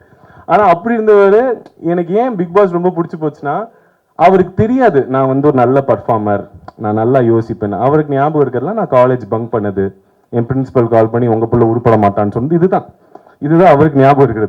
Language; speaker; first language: Tamil; native; Tamil